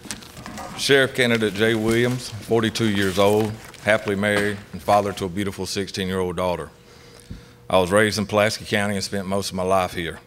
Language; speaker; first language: English; native; English